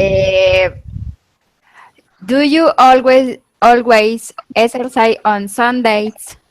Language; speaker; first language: English; non-native, learner; Spanish